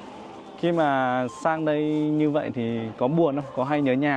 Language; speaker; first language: Vietnamese; native; Vietnamese